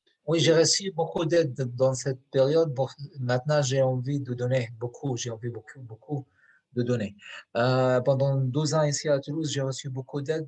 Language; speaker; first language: French; non-native, fluent; Arabic